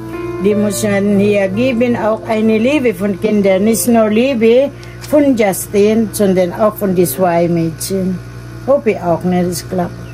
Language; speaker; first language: German; non-native, learner; Filipino